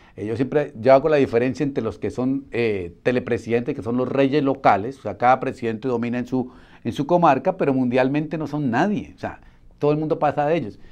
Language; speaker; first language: Spanish; native; Spanish